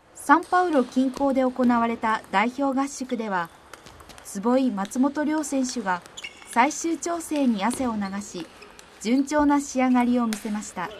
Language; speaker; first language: Japanese; native; Japanese